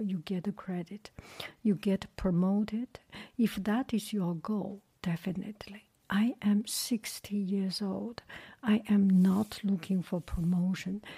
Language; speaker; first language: English; non-native, fluent; Chinese